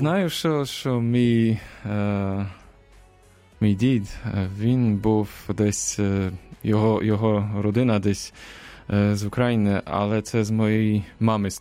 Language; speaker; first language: Ukrainian; non-native, fluent; Polish